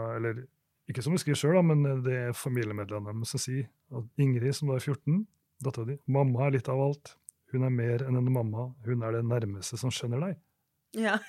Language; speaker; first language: Norwegian; native; Norwegian